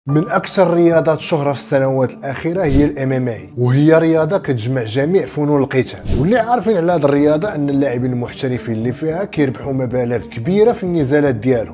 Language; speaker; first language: Arabic; native; Arabic